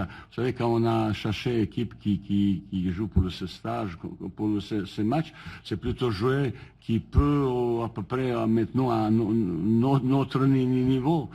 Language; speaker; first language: French; non-native, fluent; Bosnian